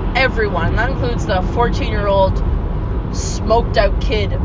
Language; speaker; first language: English; native; English